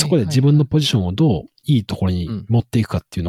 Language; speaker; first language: Japanese; native; Japanese